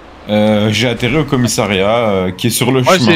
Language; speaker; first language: French; native; French